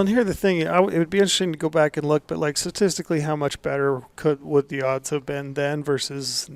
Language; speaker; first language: English; native; English